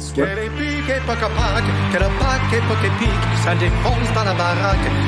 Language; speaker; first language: French; native; French